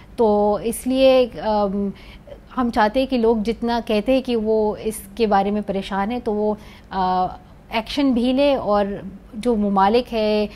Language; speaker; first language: Urdu; non-native, local second language; Pashto